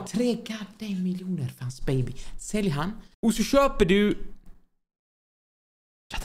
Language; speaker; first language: Swedish; native; Swedish